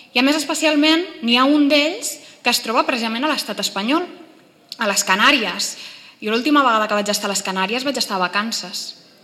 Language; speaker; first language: Catalan; native; Catalan